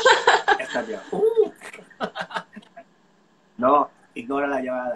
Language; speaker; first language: Spanish; non-native, fluent; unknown